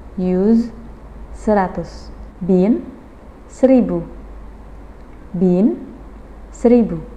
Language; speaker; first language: Turkish; non-native, fluent; Indonesian